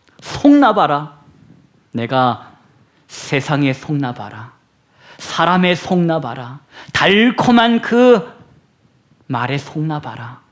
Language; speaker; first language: Korean; native; Korean